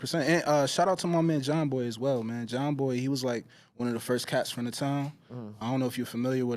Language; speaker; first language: English; native; English